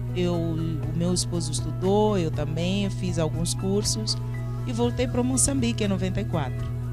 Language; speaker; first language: Portuguese; non-native, local second language; Tsonga